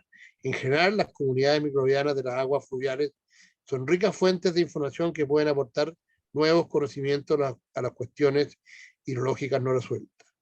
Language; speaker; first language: Spanish; native; Spanish